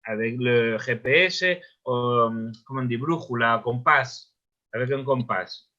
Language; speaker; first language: French; non-native, learner; Spanish